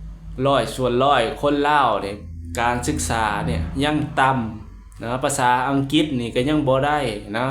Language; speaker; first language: Thai; non-native, local second language; Lao